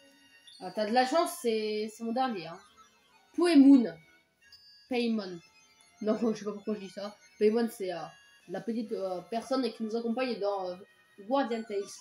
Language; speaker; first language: French; native; French